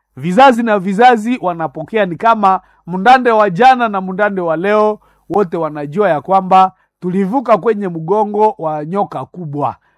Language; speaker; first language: Swahili; non-native, local second language; Nande